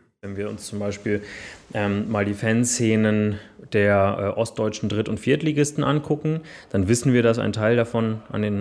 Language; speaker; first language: German; native; German